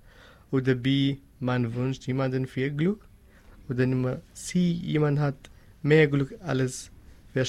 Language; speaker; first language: German; non-native, learner; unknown